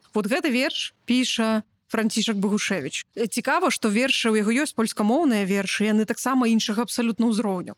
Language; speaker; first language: Belarusian; native; Belarusian